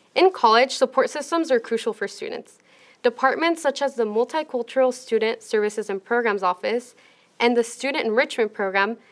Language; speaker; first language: English; early bilingual, other home language; Spanish